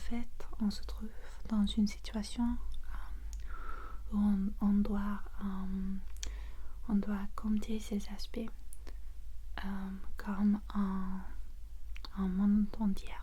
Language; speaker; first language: French; non-native, fluent; English